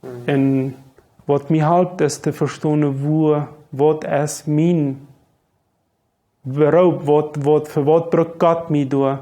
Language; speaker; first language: German; non-native, local second language; Low German